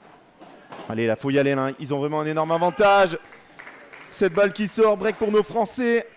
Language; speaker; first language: French; native; French